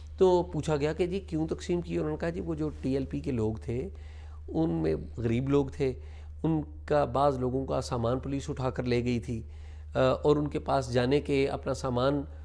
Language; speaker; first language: Urdu; native; Urdu